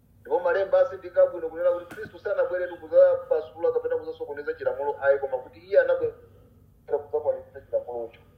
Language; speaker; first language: Nyanja; non-native, local second language; Tumbuka